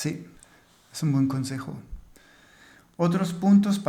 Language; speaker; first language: Spanish; non-native, fluent; German